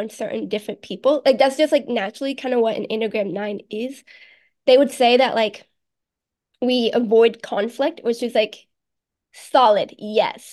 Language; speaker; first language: English; early bilingual, other home language; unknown